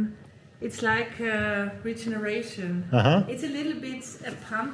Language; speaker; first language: English; non-native, fluent; German